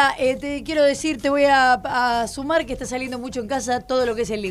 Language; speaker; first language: Spanish; native; Spanish